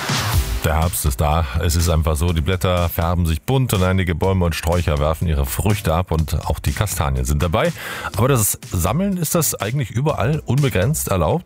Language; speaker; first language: German; native; German